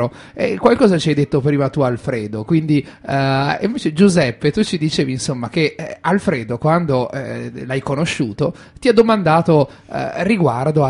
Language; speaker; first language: Italian; native; Italian